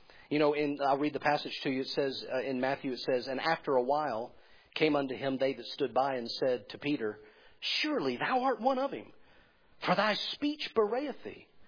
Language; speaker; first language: English; native; English